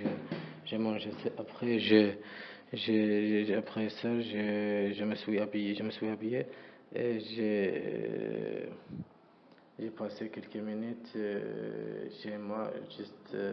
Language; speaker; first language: French; non-native, learner; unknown